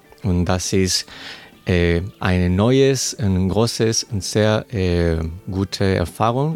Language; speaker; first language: German; non-native, learner; Spanish